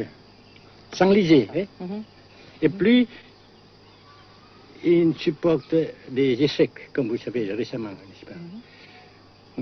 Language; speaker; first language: French; non-native, fluent; Vietnamese